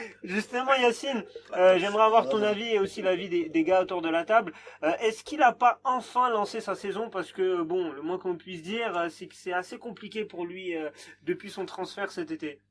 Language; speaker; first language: French; native; French